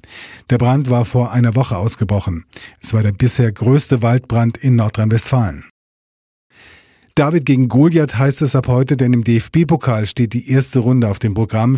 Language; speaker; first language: German; native; German